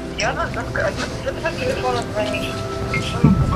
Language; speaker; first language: Russian; non-native, local second language; Crimean Tatar